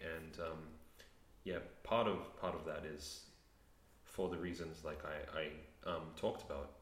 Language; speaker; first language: English; native; English